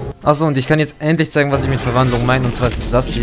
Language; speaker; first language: German; native; German